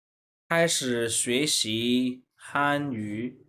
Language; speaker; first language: Chinese; non-native, fluent; Urdu